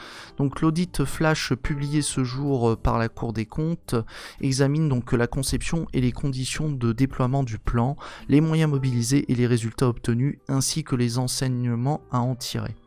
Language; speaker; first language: French; native; French